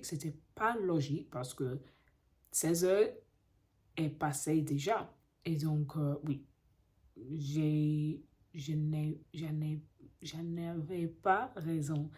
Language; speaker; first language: French; non-native, learner; English